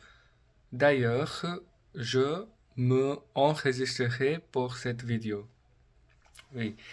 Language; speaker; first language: French; non-native, learner; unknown